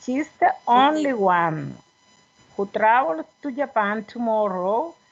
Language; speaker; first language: English; non-native, learner; Spanish